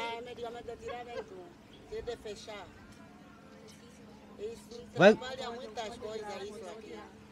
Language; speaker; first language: Portuguese; non-native, local second language; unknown